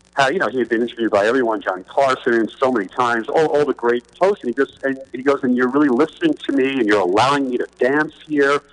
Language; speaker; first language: English; native; English